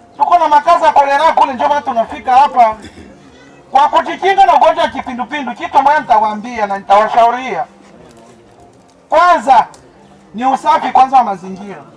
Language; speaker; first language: Swahili; native; Swahili